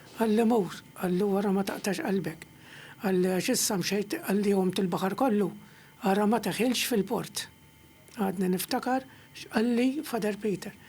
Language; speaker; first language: Maltese; native; Maltese